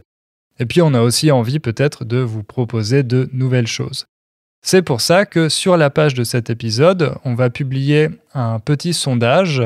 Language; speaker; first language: French; native; French